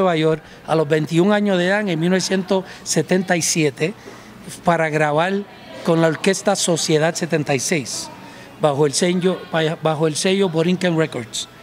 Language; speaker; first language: Spanish; early bilingual, heritage; Spanish